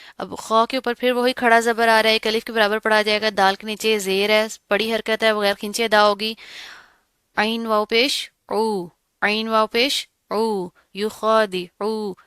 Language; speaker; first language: Urdu; native; Urdu